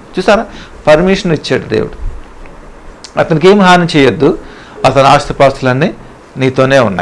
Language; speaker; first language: Telugu; native; Telugu